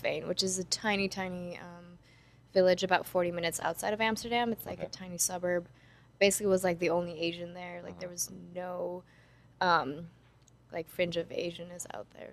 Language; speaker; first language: English; non-native, fluent; Dutch